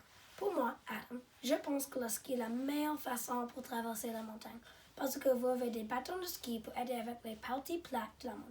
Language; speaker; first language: French; non-native, learner; English